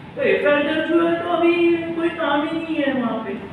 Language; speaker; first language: Hindi; non-native, local second language; Marathi